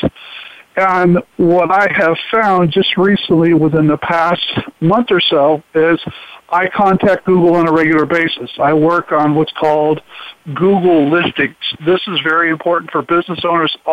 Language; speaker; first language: English; native; English